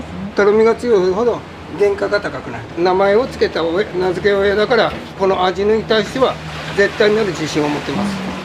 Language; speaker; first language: Japanese; native; Japanese